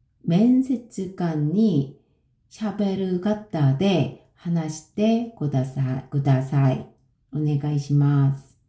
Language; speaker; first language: Japanese; non-native, learner; Korean